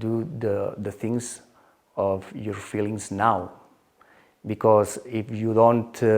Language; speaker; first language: English; non-native, learner; Spanish